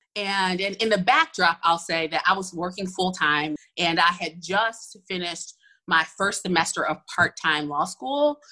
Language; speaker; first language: English; native; English